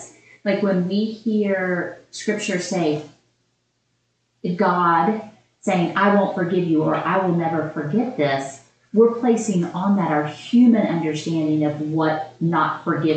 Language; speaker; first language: English; native; English